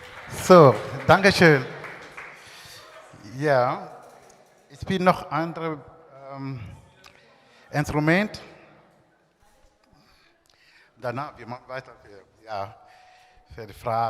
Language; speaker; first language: German; non-native, learner; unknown